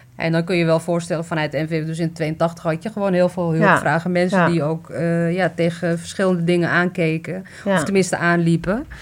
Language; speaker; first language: Dutch; early bilingual, other home language; Riffian